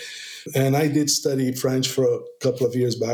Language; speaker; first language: English; non-native, fluent; Portuguese